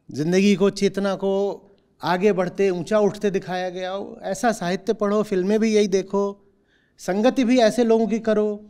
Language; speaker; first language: Hindi; native; Hindi